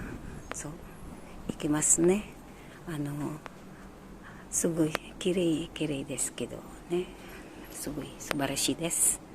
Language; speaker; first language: Japanese; non-native, learner; Filipino